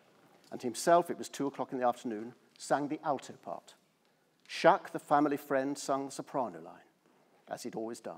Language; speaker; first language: English; native; English